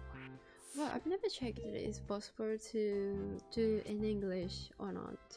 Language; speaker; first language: English; non-native, learner; Japanese